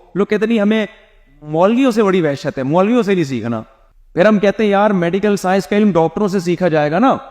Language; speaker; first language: Urdu; native; Urdu